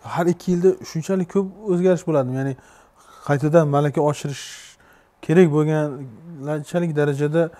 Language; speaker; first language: Uzbek; native; Uzbek